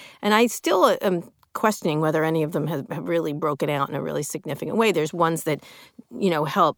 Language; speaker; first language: English; native; English